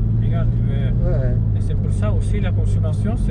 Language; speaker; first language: French; non-native, fluent; Italian